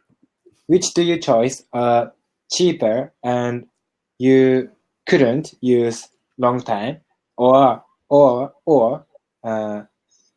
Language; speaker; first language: English; non-native, learner; Japanese